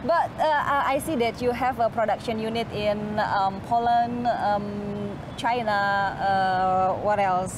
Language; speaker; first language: English; non-native, fluent; Indonesian